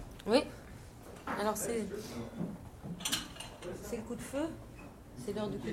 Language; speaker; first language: French; native; French